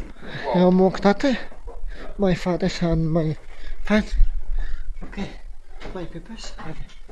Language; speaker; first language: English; non-native, learner; Croatian